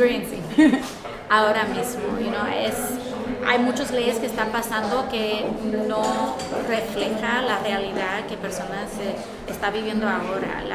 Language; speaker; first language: Spanish; early bilingual, heritage; Spanish